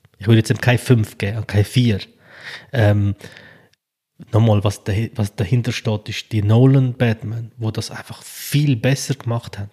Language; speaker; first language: German; early bilingual, other home language; Albanian